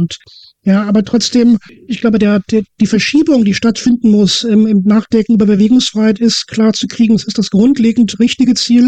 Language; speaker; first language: German; native; German